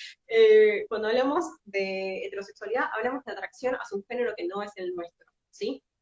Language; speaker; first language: Spanish; native; Spanish